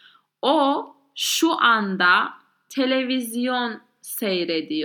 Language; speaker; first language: Turkish; non-native, learner; English